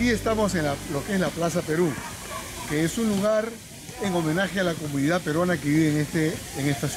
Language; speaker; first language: Spanish; native; Spanish